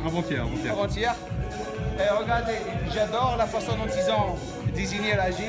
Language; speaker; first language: French; non-native, local second language; Arabic